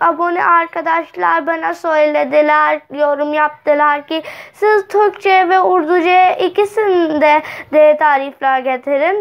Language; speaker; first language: Turkish; non-native, learner; Urdu